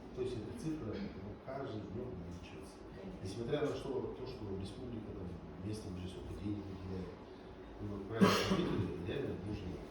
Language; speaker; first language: Russian; non-native, local second language; Kazakh